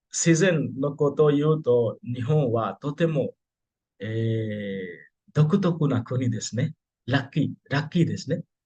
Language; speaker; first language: Japanese; non-native, fluent; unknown